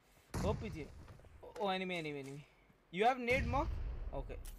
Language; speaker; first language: English; non-native, local second language; Hindi